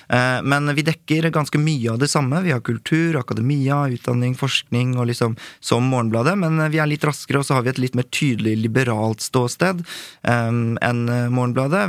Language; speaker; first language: Norwegian; early bilingual, other home language; Korean